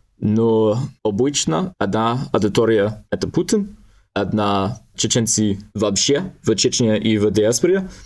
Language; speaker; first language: Russian; non-native, learner; English